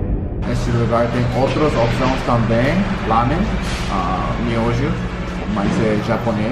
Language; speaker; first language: Portuguese; non-native, learner; English